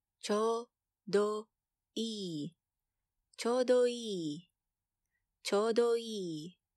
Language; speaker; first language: Japanese; non-native, fluent; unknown